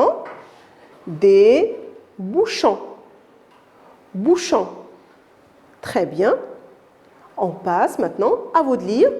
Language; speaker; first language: French; non-native, local second language; Arabic